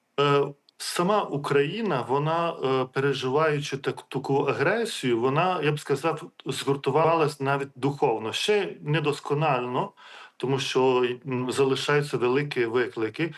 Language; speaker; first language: Ukrainian; non-native, fluent; Lithuanian